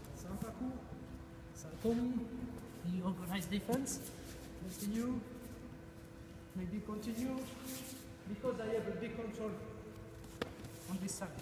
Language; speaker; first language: English; non-native, learner; French